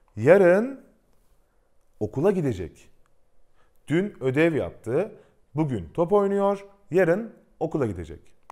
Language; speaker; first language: Turkish; native; Turkish